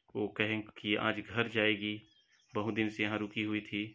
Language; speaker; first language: Hindi; native; Hindi